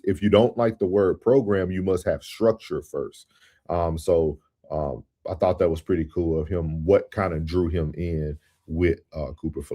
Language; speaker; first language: English; native; English